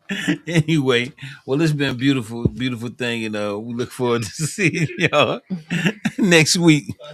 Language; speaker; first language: English; native; English